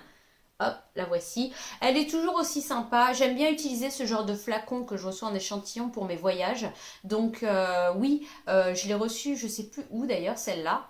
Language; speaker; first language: French; native; French